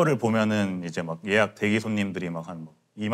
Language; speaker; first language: Korean; native; Korean